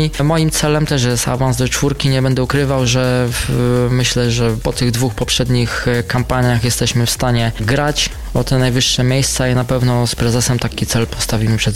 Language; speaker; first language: Polish; native; Polish